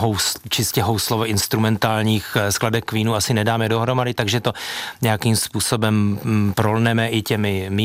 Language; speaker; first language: Czech; native; Czech